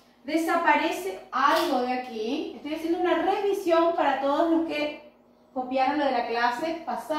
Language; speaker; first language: Spanish; native; Spanish